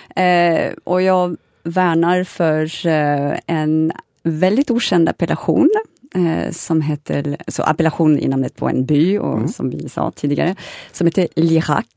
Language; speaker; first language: Swedish; non-native, fluent; French